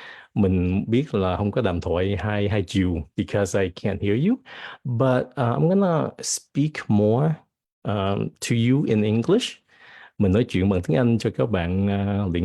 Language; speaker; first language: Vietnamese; early bilingual, heritage; Vietnamese